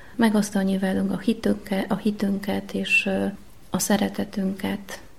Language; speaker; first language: Hungarian; non-native, fluent; Polish